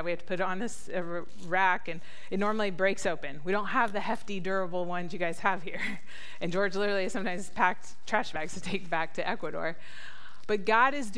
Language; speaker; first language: English; native; English